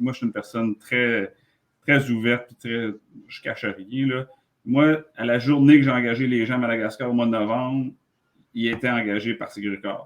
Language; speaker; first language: French; native; French